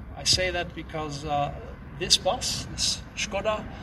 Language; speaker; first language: English; native; English